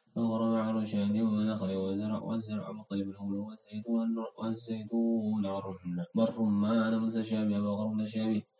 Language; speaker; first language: Arabic; non-native, learner; Indonesian